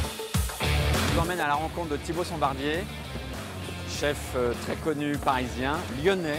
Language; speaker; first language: French; native; French